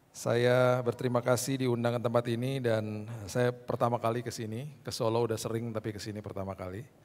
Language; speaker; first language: Indonesian; native; Indonesian